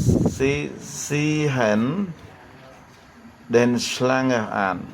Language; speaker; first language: German; non-native, fluent; Khmer